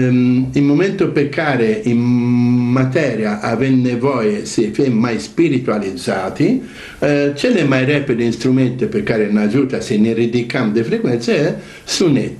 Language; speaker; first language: Romanian; non-native, learner; Italian